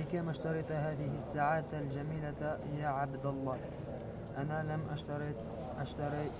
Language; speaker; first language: Arabic; non-native, learner; French